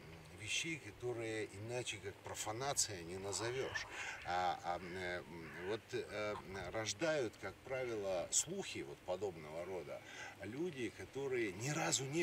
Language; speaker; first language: Russian; native; Russian